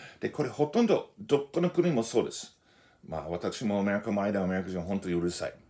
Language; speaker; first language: Japanese; non-native, fluent; English